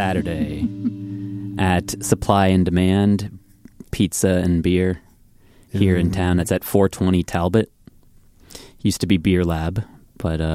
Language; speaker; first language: English; native; English